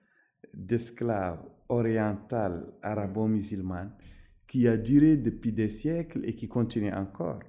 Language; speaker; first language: French; non-native, local second language; Arabic